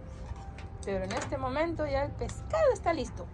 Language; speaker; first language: Spanish; native; Spanish